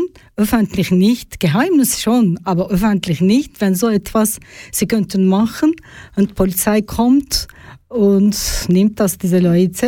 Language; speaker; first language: German; non-native, learner; Turkish